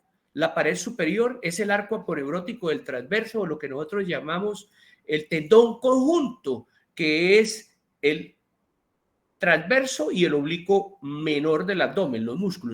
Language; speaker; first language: Spanish; native; Spanish